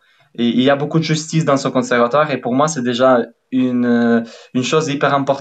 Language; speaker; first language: French; non-native, fluent; Ukrainian